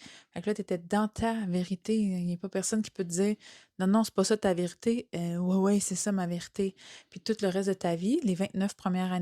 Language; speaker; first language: French; native; French